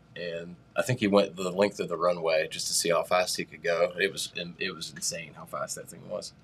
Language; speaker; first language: English; native; English